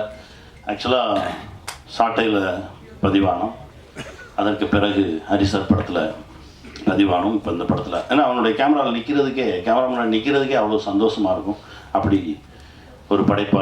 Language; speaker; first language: Tamil; native; Tamil